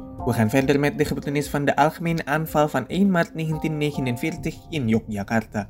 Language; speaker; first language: Dutch; non-native, fluent; Indonesian